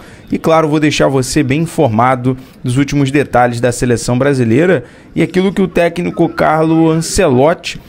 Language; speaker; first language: Portuguese; native; Portuguese